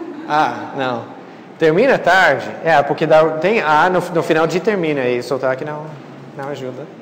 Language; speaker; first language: Portuguese; non-native, fluent; English